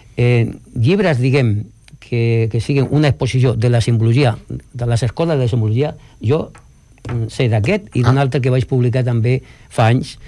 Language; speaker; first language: Catalan; non-native, local second language; Spanish